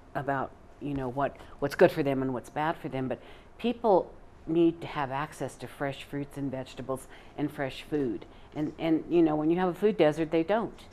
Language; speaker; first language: English; native; English